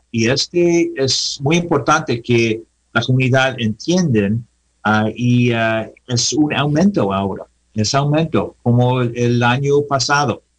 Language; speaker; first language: Spanish; non-native, learner; English